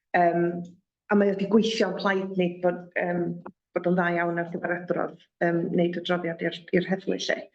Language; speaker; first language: Welsh; native; Welsh